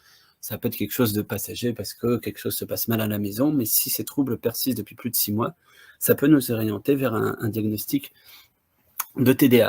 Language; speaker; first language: French; native; French